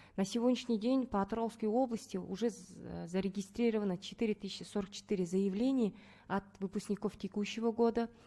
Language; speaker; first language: Russian; non-native, local second language; Kazakh